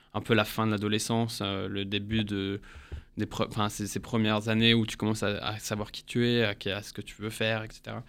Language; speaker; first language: French; early bilingual, heritage; English